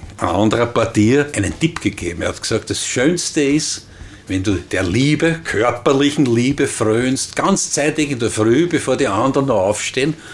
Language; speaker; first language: German; native; German